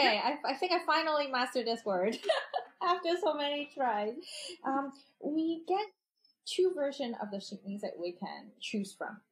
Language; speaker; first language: English; non-native, local second language; Cantonese